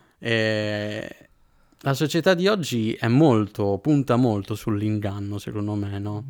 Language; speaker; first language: Italian; native; Italian